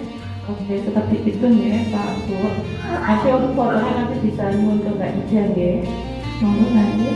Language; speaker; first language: Indonesian; non-native, local second language; Javanese